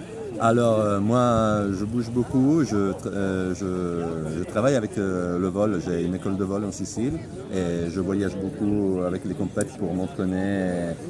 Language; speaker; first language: French; non-native, fluent; Italian